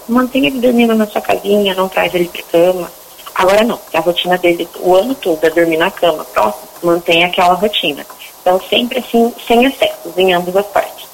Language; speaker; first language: Portuguese; native; Portuguese